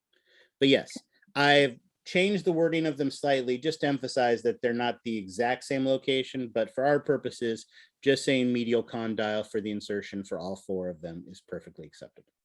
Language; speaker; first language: English; native; English